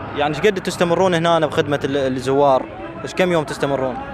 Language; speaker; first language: Arabic; native; Arabic